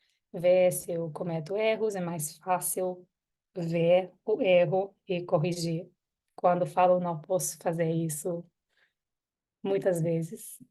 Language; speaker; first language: Portuguese; non-native, fluent; Hebrew